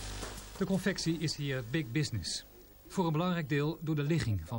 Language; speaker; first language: Dutch; native; Dutch